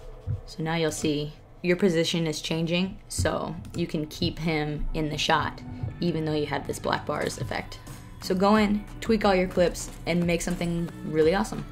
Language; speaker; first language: English; native; English